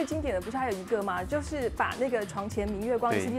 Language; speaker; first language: Chinese; native; Chinese